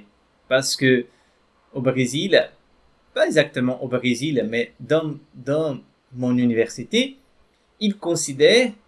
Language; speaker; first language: French; non-native, fluent; Portuguese